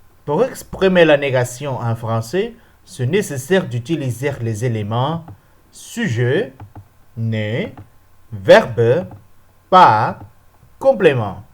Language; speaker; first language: French; non-native, learner; Spanish